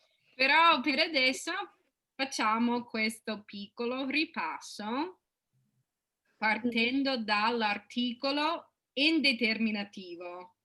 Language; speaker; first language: Italian; non-native, fluent; English